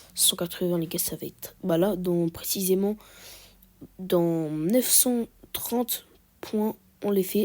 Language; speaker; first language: French; native; French